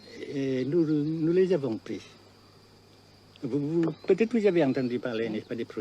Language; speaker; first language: French; non-native, local second language; Vietnamese